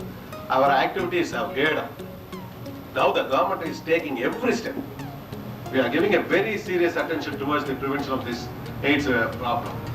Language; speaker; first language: English; non-native, local second language; Tamil